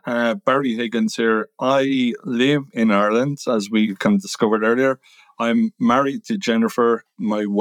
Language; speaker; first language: English; native; English